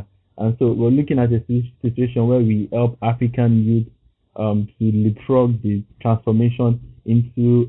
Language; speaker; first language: English; non-native, local second language; Yoruba